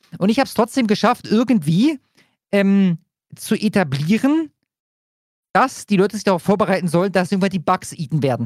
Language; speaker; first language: German; native; German